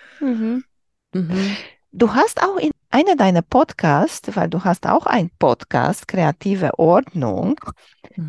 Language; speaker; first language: German; non-native, learner; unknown